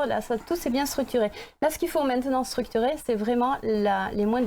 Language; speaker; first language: French; native; French